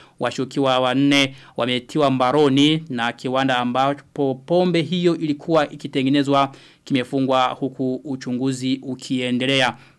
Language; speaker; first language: Swahili; non-native, local second language; Rundi